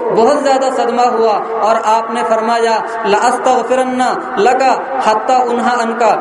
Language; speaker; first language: Urdu; native; Urdu